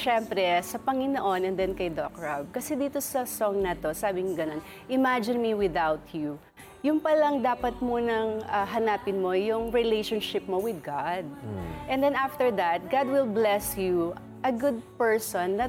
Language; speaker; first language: Filipino; native; Filipino